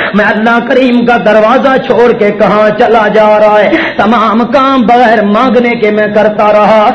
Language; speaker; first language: Urdu; non-native, local second language; Punjabi